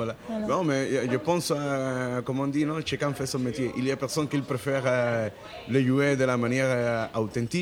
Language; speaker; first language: French; non-native, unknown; Spanish